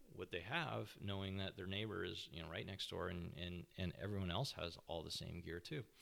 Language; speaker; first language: English; native; English